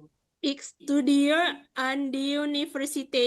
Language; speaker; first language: Dutch; non-native, learner; Indonesian